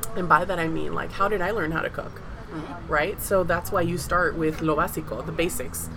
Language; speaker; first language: English; native; English